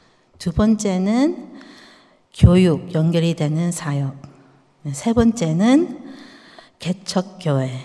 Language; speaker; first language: Korean; early bilingual, heritage; Korean